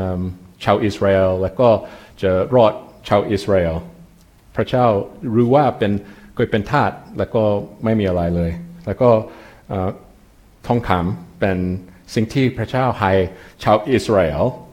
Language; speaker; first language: Thai; non-native, fluent; English